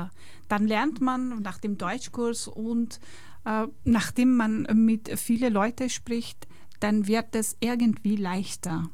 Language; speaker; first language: German; non-native, learner; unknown